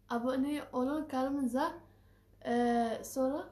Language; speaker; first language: Turkish; non-native, learner; Arabic